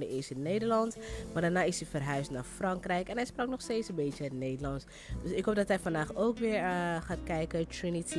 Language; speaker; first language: Dutch; non-native, fluent; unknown